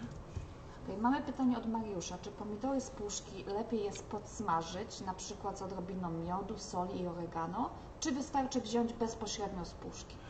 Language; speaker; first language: Polish; native; Polish